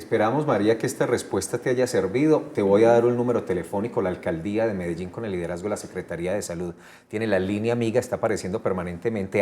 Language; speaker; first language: Spanish; native; Spanish